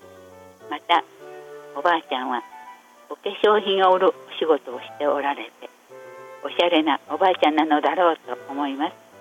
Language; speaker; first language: Japanese; native; Japanese